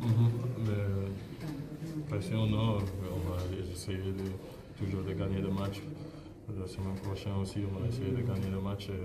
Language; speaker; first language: French; non-native, fluent; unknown